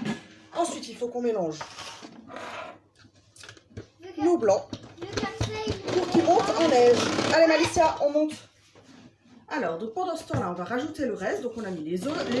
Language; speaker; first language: French; native; French